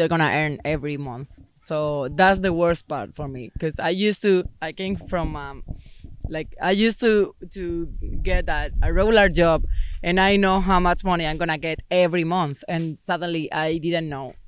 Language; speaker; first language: English; non-native, fluent; Spanish